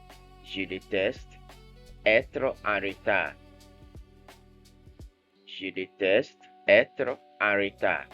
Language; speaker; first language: French; non-native, fluent; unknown